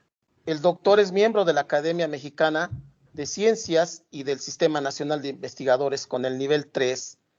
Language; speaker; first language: Spanish; native; Spanish